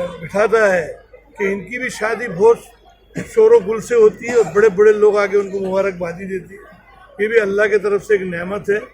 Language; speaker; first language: Urdu; native; Urdu